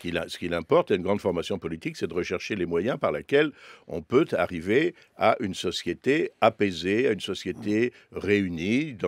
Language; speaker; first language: French; native; French